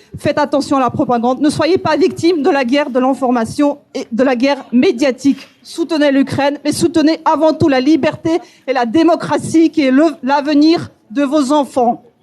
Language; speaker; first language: French; non-native, fluent; Ukrainian